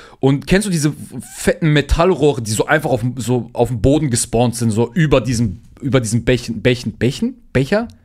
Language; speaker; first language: German; early bilingual, other home language; Turkish